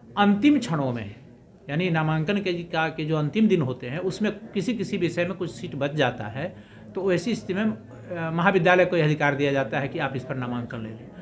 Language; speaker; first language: Hindi; native; Hindi